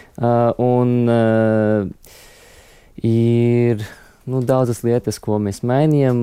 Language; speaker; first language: Latvian; non-native, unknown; English